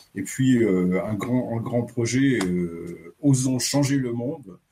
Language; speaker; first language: French; native; French